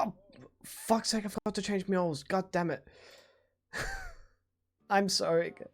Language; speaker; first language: English; native; English